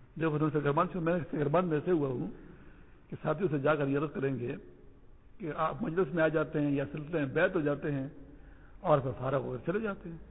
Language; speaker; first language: Urdu; non-native, local second language; Pashto